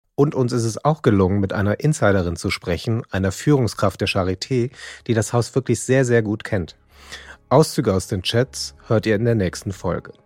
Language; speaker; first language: German; native; German